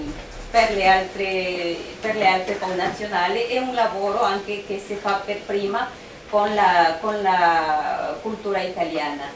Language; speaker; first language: Italian; non-native, fluent; Spanish